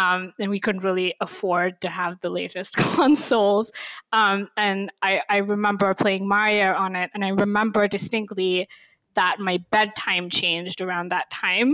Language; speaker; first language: English; native; English